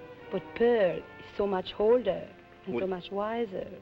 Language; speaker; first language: English; non-native, fluent; French